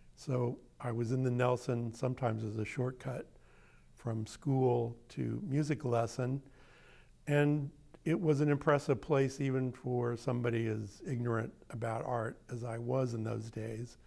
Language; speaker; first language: English; native; English